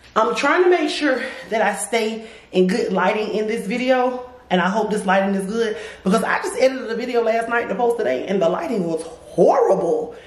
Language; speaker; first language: English; native; English